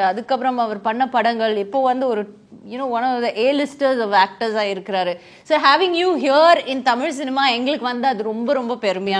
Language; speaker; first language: Tamil; native; Tamil